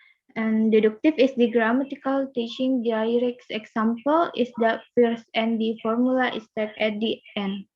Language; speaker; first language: English; non-native, learner; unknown